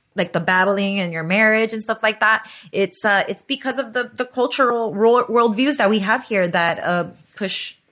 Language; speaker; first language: English; early bilingual, other home language; Spanish